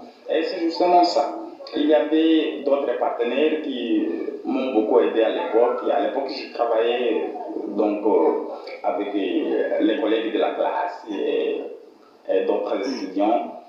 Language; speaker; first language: French; non-native, fluent; Portuguese